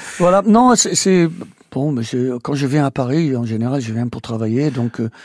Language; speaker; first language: French; non-native, fluent; English